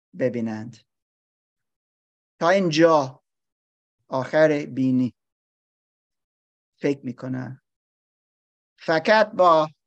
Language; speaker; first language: Persian; non-native, learner; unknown